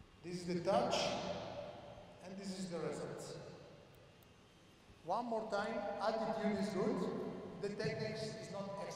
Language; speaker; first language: English; non-native, learner; Italian